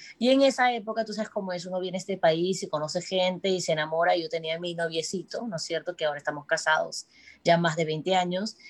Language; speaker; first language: Spanish; native; Spanish